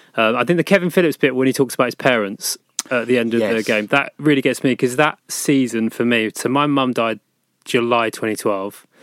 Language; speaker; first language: English; native; English